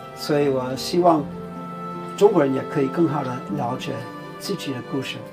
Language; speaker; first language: Chinese; non-native, fluent; English